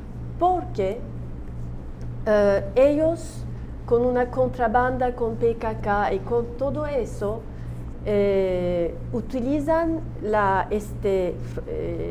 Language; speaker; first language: Spanish; non-native, learner; Turkish